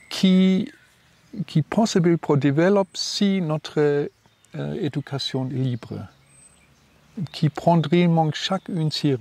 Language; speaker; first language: French; non-native, learner; German